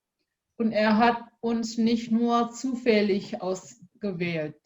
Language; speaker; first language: German; non-native, learner; Indonesian